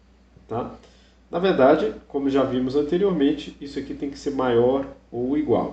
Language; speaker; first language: Portuguese; native; Portuguese